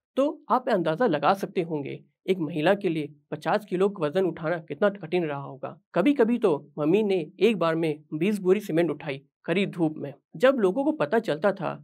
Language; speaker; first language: Hindi; native; Hindi